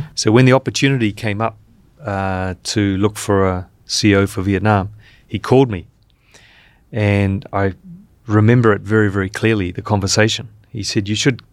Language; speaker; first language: English; native; English